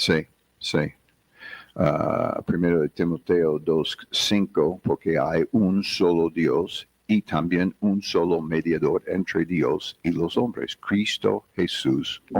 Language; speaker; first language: Spanish; non-native, fluent; English